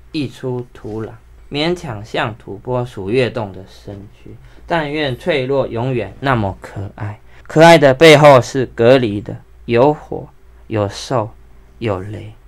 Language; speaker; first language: Chinese; native; Chinese